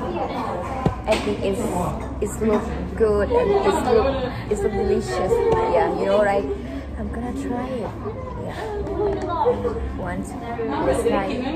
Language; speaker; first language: English; non-native, learner; Thai